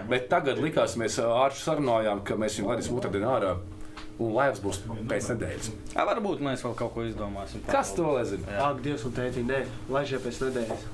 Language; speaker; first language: Latvian; non-native, local second language; Russian